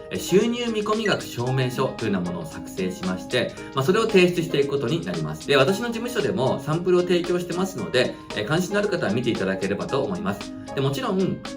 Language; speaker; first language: Japanese; native; Japanese